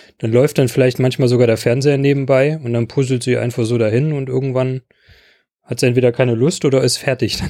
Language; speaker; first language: German; native; German